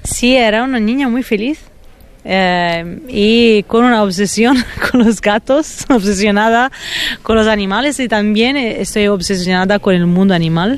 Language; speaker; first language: Spanish; non-native, fluent; Italian